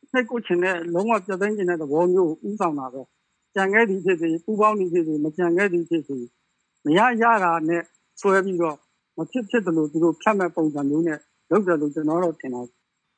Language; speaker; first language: Burmese; native; Burmese